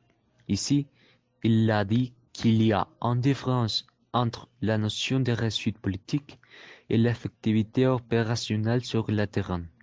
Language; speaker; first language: French; non-native, learner; Spanish